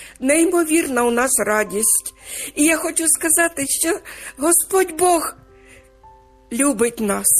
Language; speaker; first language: Ukrainian; native; Ukrainian